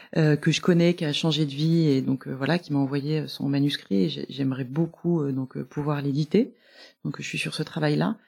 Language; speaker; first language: French; native; French